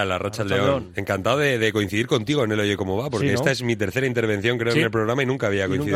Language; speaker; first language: Spanish; native; Spanish